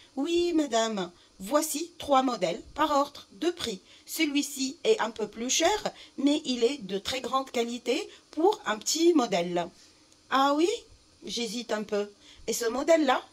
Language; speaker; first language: French; non-native, fluent; Arabic